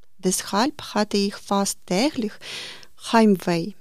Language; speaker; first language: German; non-native, learner; Ukrainian